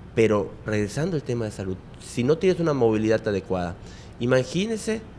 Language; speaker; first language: Spanish; native; Spanish